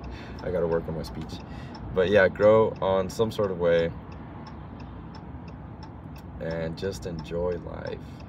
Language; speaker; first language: English; native; English